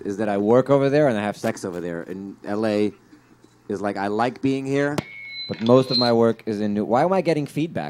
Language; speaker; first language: English; early bilingual, other home language; Yiddish